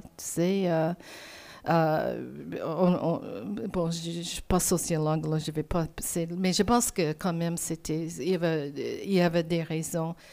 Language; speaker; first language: French; non-native, fluent; English